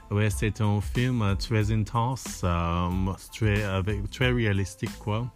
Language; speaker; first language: French; non-native, learner; English